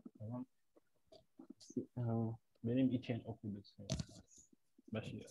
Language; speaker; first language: Turkish; non-native, learner; French